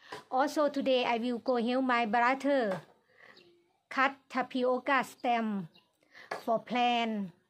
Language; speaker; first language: English; non-native, learner; Thai